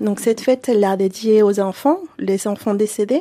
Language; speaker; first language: French; non-native, fluent; Spanish